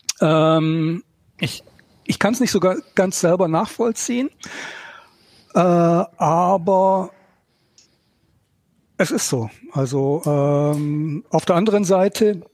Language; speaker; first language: German; native; German